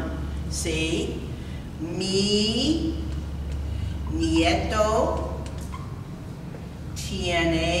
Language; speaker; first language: Spanish; non-native, fluent; English